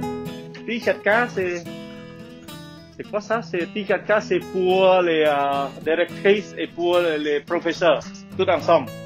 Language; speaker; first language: French; non-native, learner; Khmer